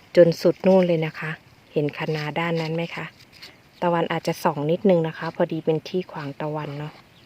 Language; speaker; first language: Thai; non-native, local second language; Northeastern Thai